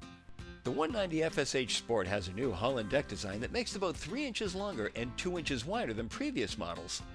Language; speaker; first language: English; native; English